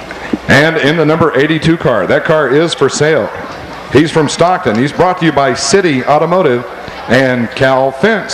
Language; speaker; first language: English; native; English